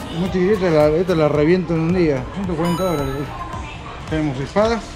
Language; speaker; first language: Spanish; native; Spanish